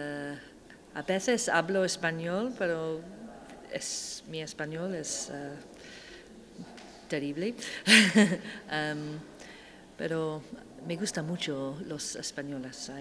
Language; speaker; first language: Spanish; non-native, learner; English